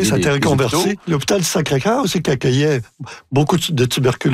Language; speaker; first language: French; native; French